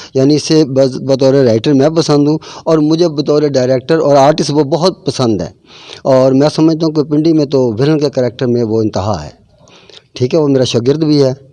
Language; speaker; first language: Urdu; non-native, local second language; Punjabi